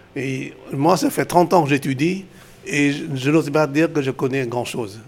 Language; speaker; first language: French; non-native, fluent; Vietnamese